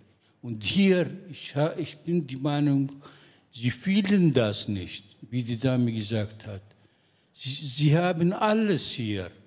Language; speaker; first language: German; non-native, fluent; Arabic